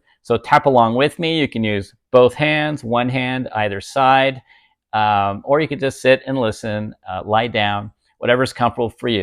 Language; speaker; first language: English; native; English